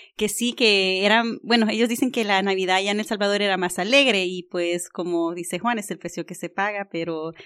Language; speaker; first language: Spanish; early bilingual, heritage; Spanish